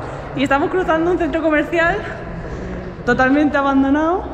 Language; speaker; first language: Spanish; native; Spanish